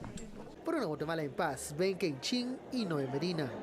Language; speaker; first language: Spanish; native; Spanish